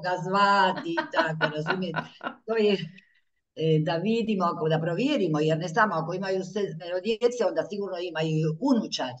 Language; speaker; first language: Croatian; early bilingual, heritage; Croatian